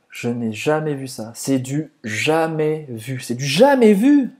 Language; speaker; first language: French; native; French